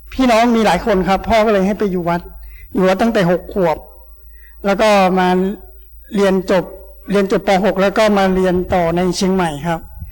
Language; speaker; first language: Thai; native; Thai